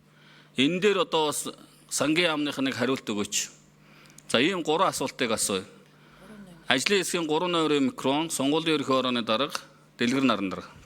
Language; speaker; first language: Mongolian; native; Mongolian